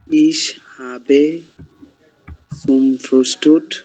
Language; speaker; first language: German; non-native, learner; Bangla